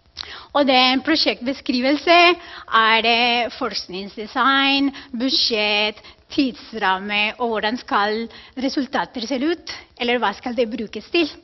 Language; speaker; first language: Norwegian; non-native, fluent; Spanish